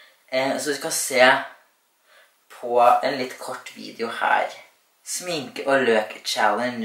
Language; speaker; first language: Norwegian; native; Norwegian